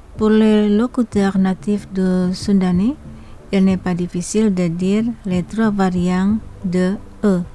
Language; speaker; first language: French; non-native, fluent; Indonesian